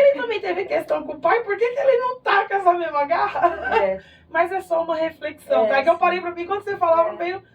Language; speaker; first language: Portuguese; native; Portuguese